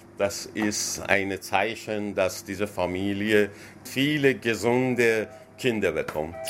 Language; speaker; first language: German; non-native, learner; Persian